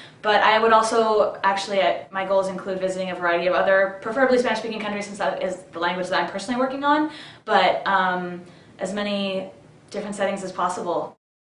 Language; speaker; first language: English; native; English